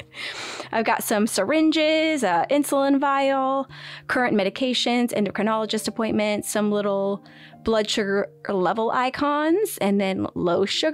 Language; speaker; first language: English; native; English